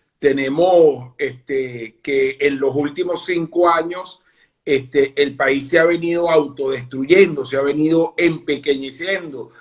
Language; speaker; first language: Spanish; native; Spanish